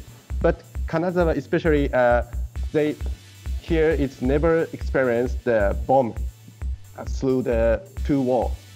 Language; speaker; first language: English; non-native, learner; Japanese